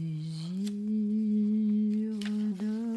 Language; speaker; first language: French; non-native, learner; Chinese